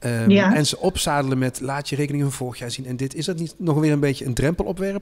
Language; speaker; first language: Dutch; native; Dutch